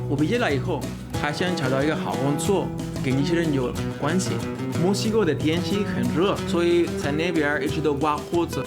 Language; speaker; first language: Chinese; non-native, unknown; Spanish